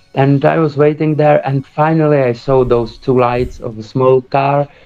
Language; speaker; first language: English; early bilingual, other home language; Czech